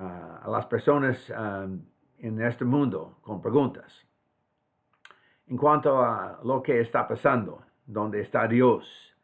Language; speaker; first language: Spanish; non-native, fluent; English